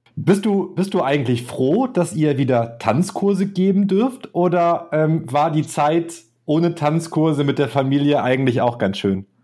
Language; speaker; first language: German; native; German